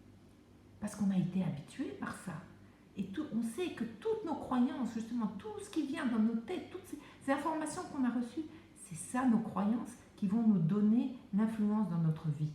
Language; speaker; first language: French; native; French